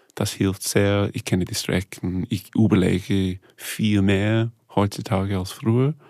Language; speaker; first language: German; non-native, fluent; English